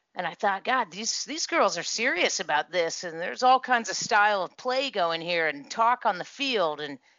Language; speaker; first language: English; native; English